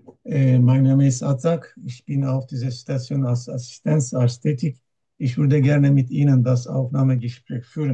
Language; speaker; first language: German; non-native, learner; Turkish